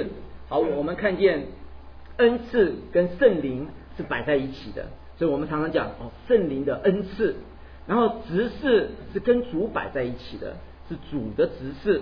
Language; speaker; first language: Chinese; native; Chinese